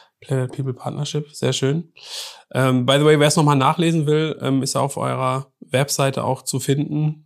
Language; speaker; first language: German; native; German